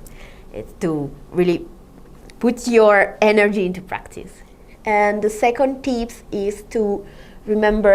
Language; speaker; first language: English; non-native, fluent; Italian